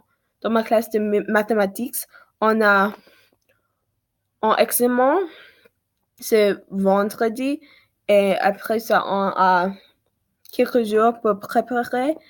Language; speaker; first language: French; non-native, learner; English